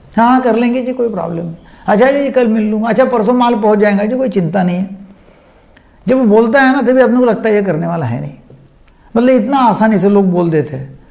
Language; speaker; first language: Hindi; non-native, local second language; Marathi